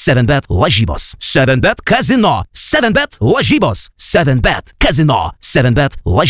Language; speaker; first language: Lithuanian; native; Lithuanian